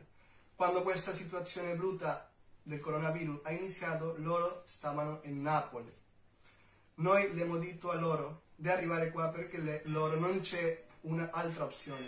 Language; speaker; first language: Italian; non-native, learner; Spanish